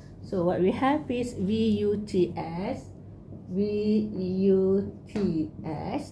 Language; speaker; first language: English; non-native, local second language; Malay